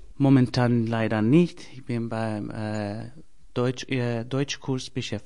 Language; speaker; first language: German; non-native, learner; Persian